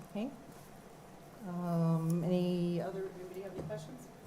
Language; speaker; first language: English; native; English